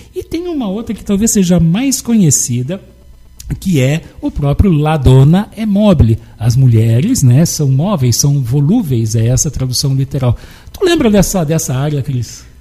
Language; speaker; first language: Portuguese; native; Portuguese